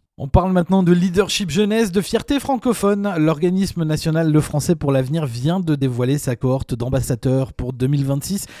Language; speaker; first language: French; native; French